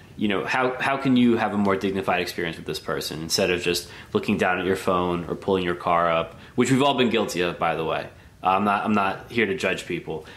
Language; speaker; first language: English; native; English